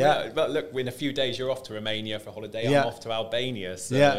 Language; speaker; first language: English; native; English